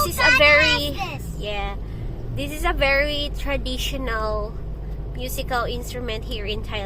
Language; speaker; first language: English; non-native, local second language; Filipino